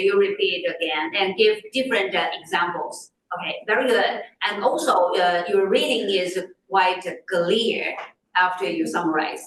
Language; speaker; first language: English; non-native, fluent; Chinese